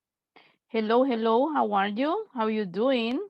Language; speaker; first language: English; non-native, fluent; Spanish